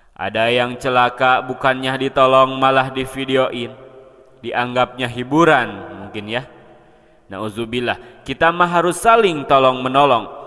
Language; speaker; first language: Indonesian; non-native, local second language; Sundanese